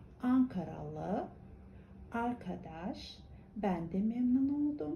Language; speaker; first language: Turkish; non-native, fluent; Kazakh